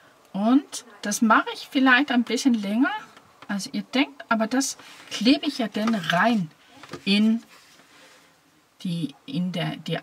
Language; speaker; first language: German; non-native, fluent; Danish